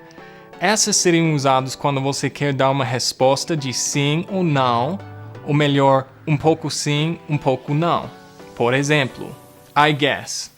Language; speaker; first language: Portuguese; non-native, fluent; English